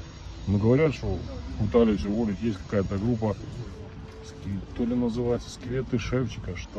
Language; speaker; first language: Russian; native; Russian